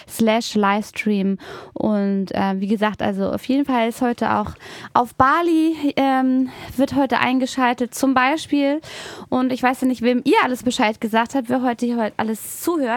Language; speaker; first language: German; native; German